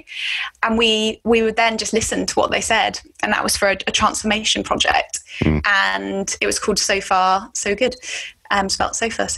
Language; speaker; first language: English; native; English